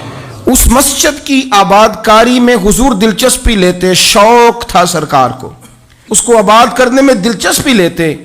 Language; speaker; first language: Urdu; native; Urdu